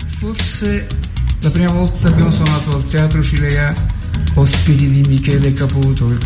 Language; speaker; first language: Italian; native; Italian